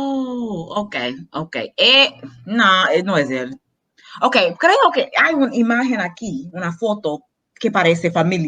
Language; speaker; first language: Spanish; non-native, fluent; English